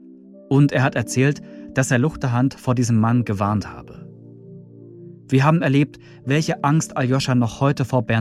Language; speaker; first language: German; native; German